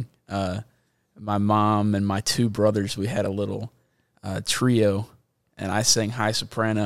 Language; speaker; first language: English; native; English